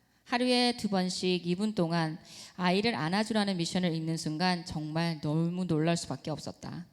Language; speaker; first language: Korean; native; Korean